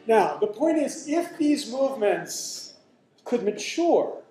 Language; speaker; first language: English; native; English